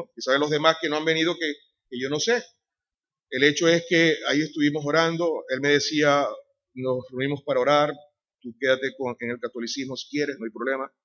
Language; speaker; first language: Spanish; native; Spanish